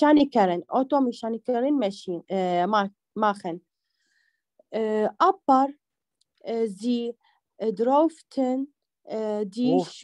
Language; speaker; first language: German; non-native, learner; Arabic